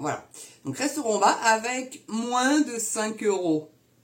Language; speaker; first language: French; native; French